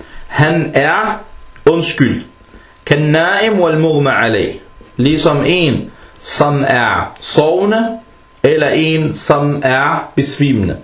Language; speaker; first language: Danish; early bilingual, other home language; Arabic